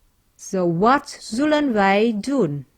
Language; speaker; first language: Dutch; non-native, fluent; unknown